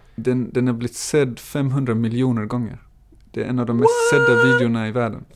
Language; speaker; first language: Swedish; native; Swedish